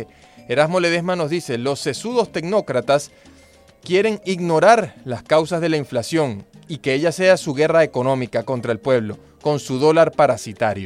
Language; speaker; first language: Spanish; native; Spanish